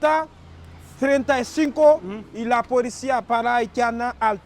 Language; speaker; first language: Spanish; non-native, learner; Haitian Creole